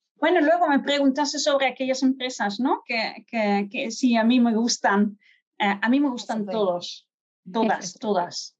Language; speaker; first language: Spanish; non-native, fluent; Dutch